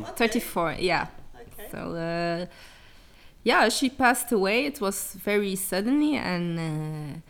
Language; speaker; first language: English; early bilingual, heritage; English